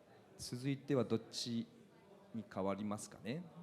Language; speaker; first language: Japanese; native; Japanese